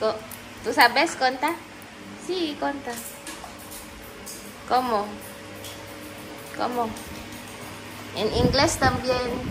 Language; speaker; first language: Spanish; non-native, learner; Filipino